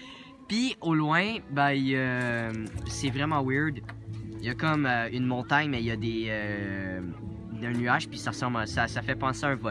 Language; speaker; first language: French; native; French